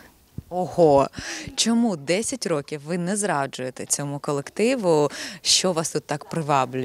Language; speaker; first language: Ukrainian; native; Ukrainian